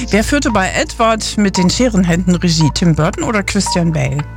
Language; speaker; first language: German; native; German